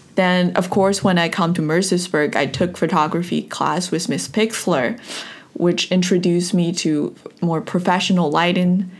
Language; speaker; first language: English; non-native, fluent; Chinese